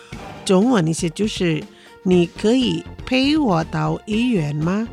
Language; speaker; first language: Chinese; non-native, fluent; Indonesian